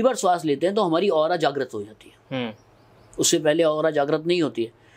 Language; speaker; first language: Hindi; native; Hindi